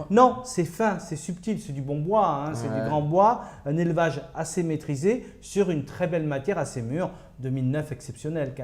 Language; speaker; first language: French; native; French